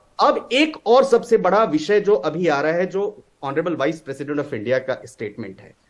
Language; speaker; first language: Hindi; native; Hindi